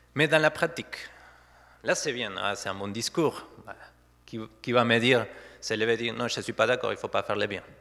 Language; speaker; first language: French; non-native, fluent; Spanish